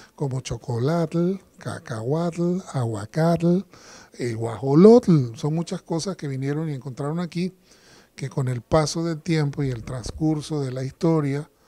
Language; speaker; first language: Spanish; native; Spanish